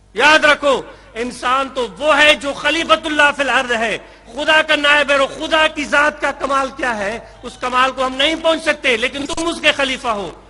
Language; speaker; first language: Urdu; non-native, local second language; Sindhi